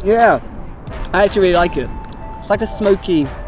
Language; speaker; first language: English; native; English